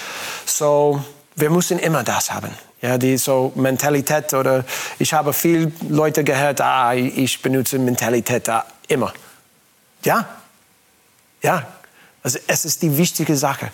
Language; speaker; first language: German; non-native, learner; English